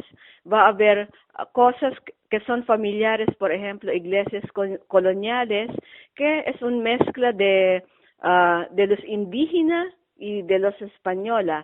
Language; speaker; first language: Spanish; non-native, fluent; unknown